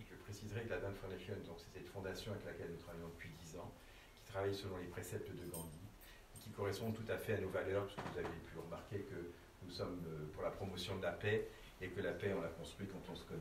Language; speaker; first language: French; native; French